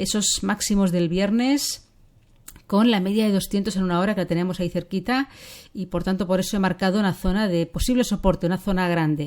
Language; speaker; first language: Spanish; native; Spanish